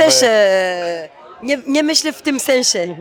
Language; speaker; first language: Polish; early bilingual, heritage; Polish